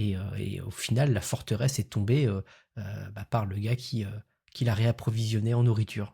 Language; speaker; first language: French; native; French